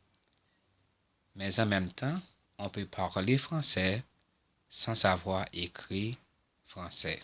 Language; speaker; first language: French; non-native, local second language; Haitian Creole